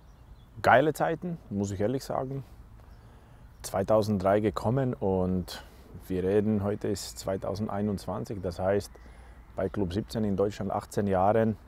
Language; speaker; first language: German; non-native, learner; Slovak